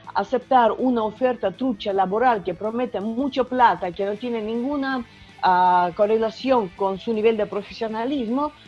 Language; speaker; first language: Spanish; non-native, learner; Russian